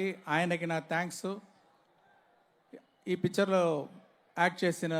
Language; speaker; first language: Telugu; non-native, learner; Tamil